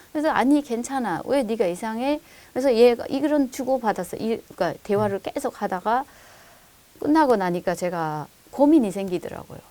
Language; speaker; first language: Korean; non-native, fluent; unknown